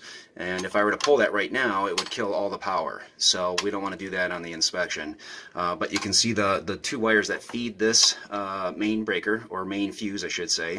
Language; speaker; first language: English; native; English